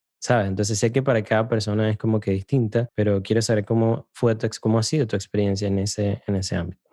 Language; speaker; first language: Spanish; native; Spanish